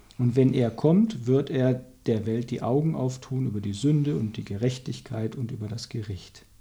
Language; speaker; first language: German; native; German